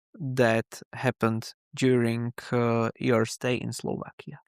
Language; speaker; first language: English; non-native, learner; Slovak